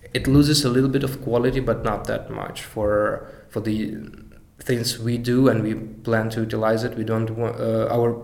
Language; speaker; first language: English; non-native, fluent; Ukrainian